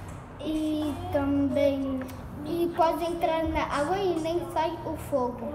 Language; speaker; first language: Portuguese; early bilingual, heritage; Portuguese